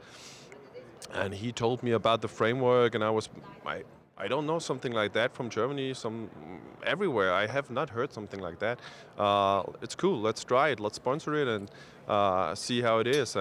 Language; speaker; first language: English; non-native, fluent; German